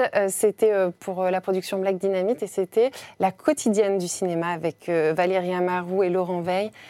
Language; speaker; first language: French; native; French